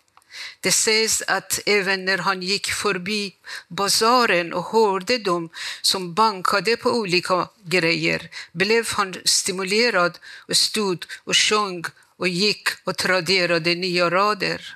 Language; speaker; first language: Swedish; non-native, fluent; Persian